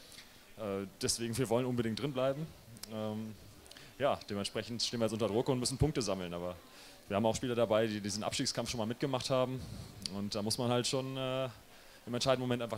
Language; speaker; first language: German; native; German